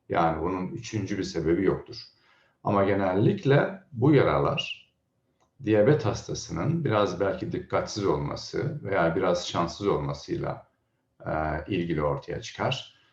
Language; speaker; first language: Turkish; native; Turkish